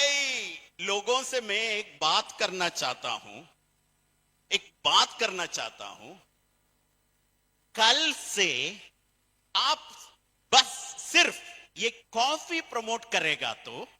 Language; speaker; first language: Hindi; non-native, fluent; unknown